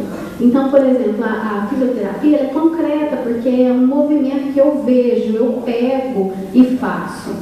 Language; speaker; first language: Portuguese; native; Portuguese